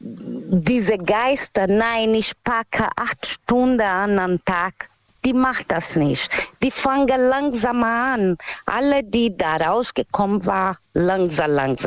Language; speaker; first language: German; non-native, learner; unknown